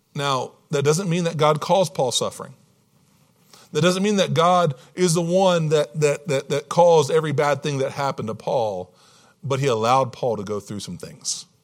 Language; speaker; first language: English; native; English